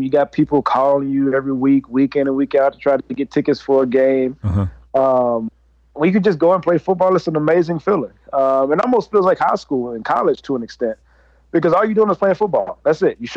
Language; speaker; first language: English; native; English